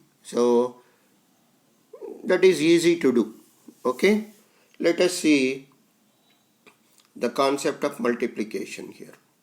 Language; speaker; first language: English; non-native, local second language; Telugu